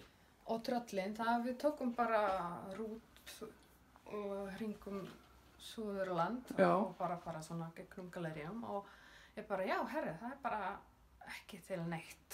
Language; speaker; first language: Icelandic; non-native, learner; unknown